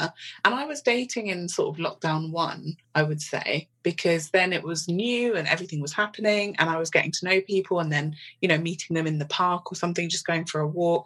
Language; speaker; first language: English; native; English